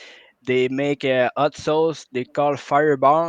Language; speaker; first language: English; non-native, local second language; French